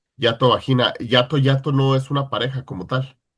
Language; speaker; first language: Spanish; native; Spanish